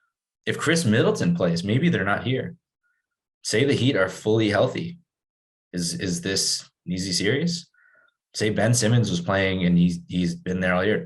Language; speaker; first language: English; native; English